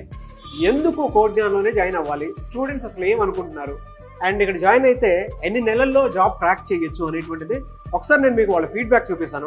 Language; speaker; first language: Telugu; native; Telugu